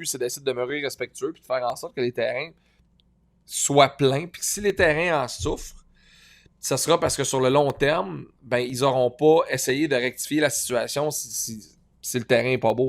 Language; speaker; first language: French; native; French